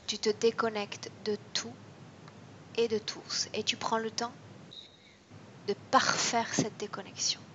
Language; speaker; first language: French; native; French